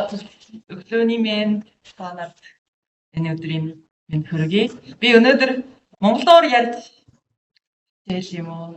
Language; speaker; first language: Mongolian; non-native, learner; Japanese